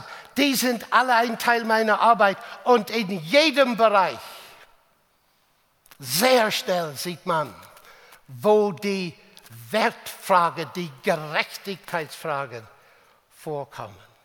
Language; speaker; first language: German; non-native, fluent; English